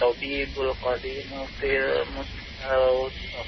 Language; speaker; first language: Arabic; non-native, learner; Indonesian